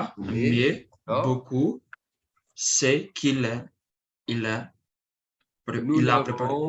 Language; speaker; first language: French; non-native, learner; Portuguese